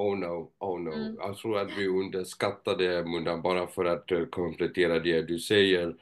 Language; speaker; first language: Swedish; non-native, fluent; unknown